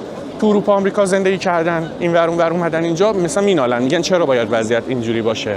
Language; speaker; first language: Persian; native; Persian